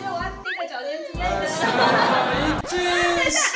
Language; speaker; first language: Chinese; native; Chinese